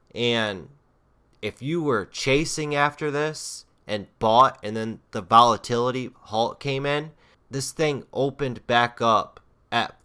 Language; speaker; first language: English; native; English